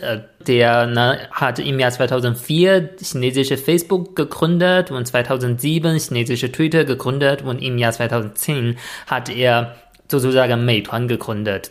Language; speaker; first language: German; non-native, fluent; Chinese